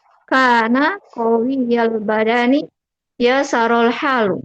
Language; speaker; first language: Arabic; non-native, learner; Indonesian